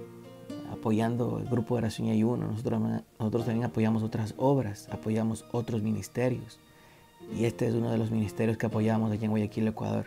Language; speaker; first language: Spanish; native; Spanish